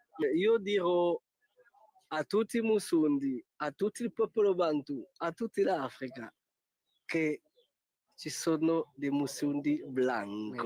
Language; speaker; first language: Italian; non-native, learner; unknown